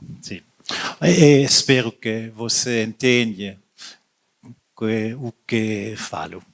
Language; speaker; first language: Portuguese; non-native, learner; French